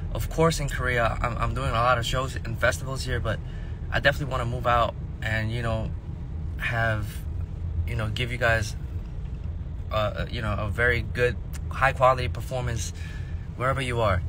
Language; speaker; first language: English; early bilingual, other home language; Korean